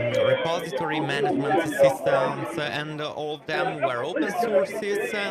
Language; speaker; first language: English; non-native, fluent; Italian